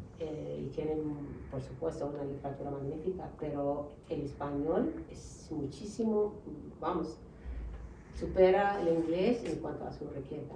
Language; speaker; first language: Spanish; non-native, fluent; Arabic